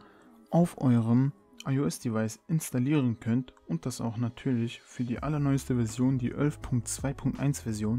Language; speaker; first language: German; native; German